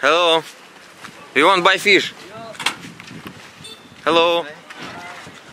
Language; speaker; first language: English; non-native, learner; Russian